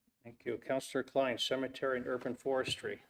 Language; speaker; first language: English; native; English